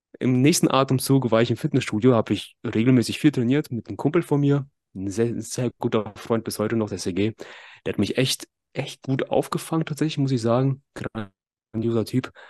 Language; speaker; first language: German; early bilingual, other home language; Russian